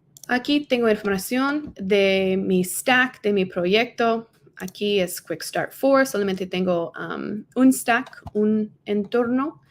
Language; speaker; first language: Spanish; non-native, learner; English